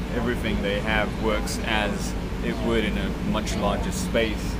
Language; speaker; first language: English; non-native, fluent; Spanish